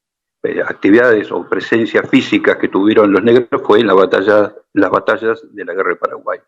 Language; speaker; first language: Spanish; native; Spanish